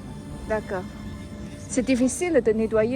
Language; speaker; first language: French; non-native, learner; Chinese